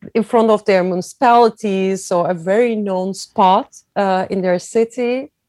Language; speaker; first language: English; non-native, fluent; Turkish